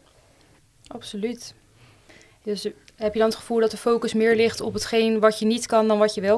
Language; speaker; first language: Dutch; native; Dutch